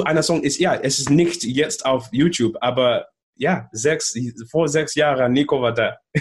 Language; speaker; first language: German; non-native, learner; English